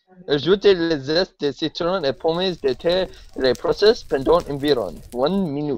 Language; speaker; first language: French; non-native, learner; English